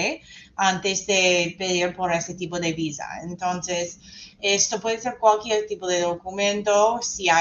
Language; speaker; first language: Spanish; non-native, fluent; English